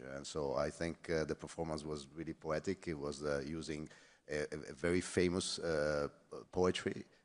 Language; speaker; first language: English; non-native, fluent; Italian